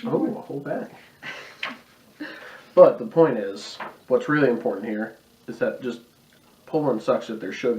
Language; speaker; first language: English; native; English